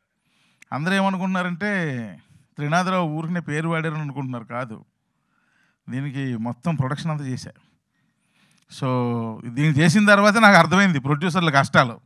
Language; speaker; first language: Telugu; native; Telugu